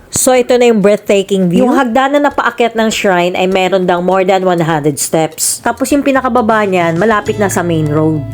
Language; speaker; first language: Filipino; native; Filipino